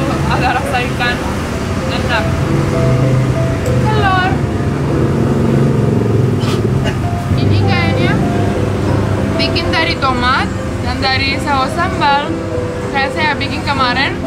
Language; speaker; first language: Indonesian; non-native, fluent; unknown